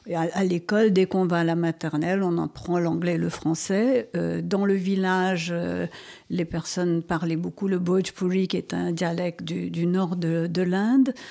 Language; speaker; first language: French; non-native, local second language; Morisyen